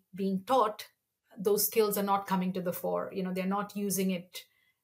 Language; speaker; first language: English; non-native, local second language; Malayalam